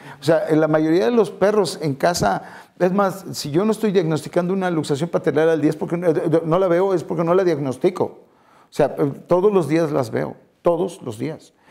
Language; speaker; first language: Spanish; native; Spanish